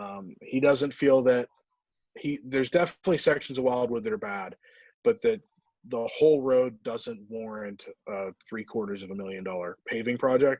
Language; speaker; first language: English; native; English